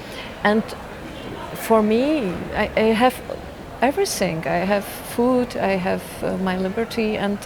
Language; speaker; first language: English; non-native, fluent; Czech